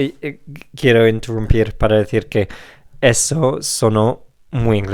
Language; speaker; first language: Spanish; non-native, fluent; English